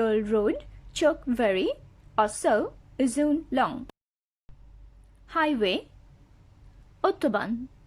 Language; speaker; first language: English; non-native, fluent; Bangla